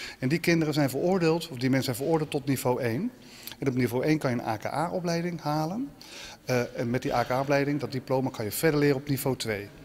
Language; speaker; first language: Dutch; native; Dutch